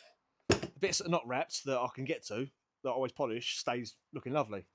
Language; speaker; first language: English; native; English